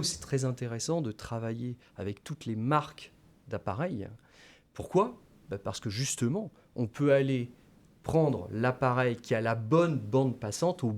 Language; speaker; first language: French; native; French